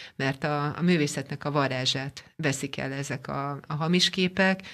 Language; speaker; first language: Hungarian; native; Hungarian